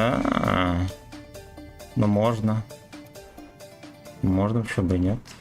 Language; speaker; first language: Russian; native; Russian